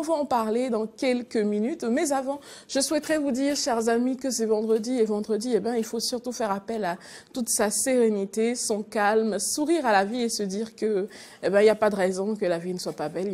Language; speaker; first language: French; non-native, local second language; Fon